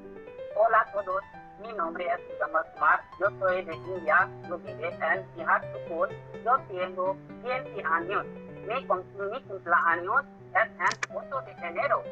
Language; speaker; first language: Spanish; non-native, learner; Hindi